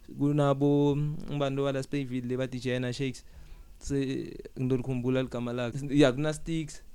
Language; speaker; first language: Zulu; non-native, local second language; Swati